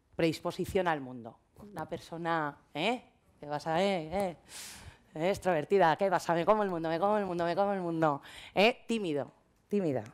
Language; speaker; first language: Spanish; native; Spanish